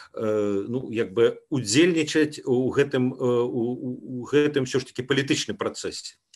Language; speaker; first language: Belarusian; non-native, local second language; Russian